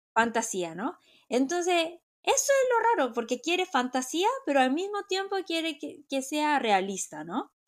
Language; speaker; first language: Spanish; non-native, fluent; Korean